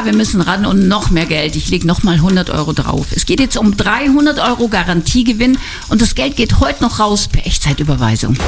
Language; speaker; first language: German; native; German